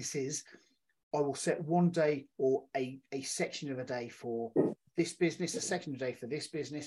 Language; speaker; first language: English; native; English